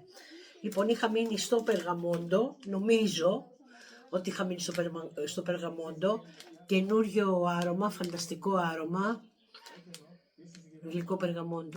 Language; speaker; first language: Greek; native; Greek